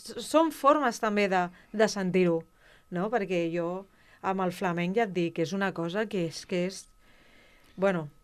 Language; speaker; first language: Catalan; non-native, local second language; Spanish